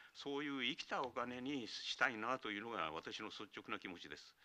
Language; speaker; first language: Japanese; native; Japanese